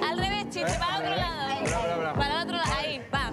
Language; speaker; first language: Spanish; native; Spanish